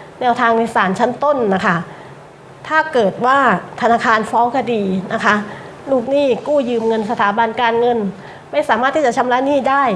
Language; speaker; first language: Thai; native; Thai